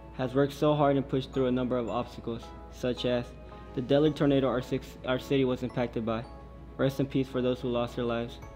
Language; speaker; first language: English; early bilingual, other home language; Spanish